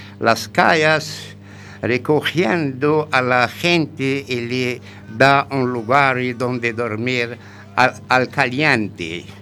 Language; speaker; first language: Spanish; non-native, learner; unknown